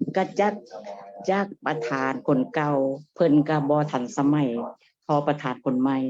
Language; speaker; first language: Thai; native; Thai